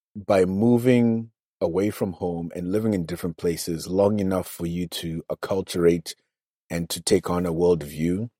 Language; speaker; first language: English; non-native, local second language; Shona